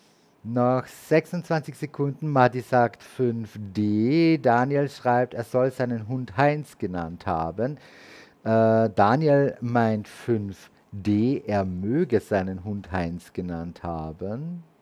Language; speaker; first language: German; native; German